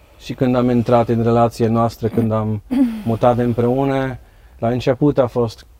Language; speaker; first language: Romanian; non-native, learner; Dutch